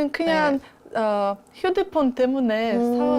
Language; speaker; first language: Korean; non-native, learner; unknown